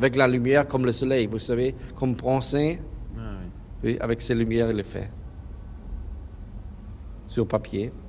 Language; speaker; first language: French; non-native, learner; German